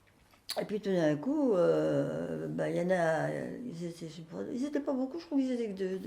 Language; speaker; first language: French; native; French